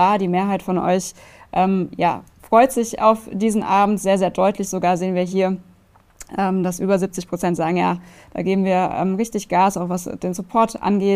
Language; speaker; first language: German; native; German